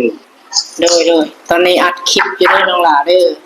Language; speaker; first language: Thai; non-native, local second language; Lao